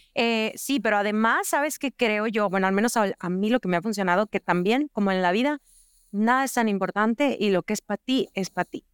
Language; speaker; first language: Spanish; native; Spanish